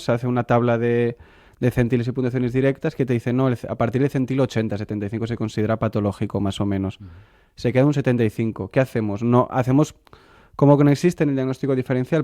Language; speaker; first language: Spanish; non-native, local second language; Catalan